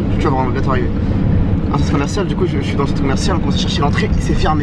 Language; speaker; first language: French; native; French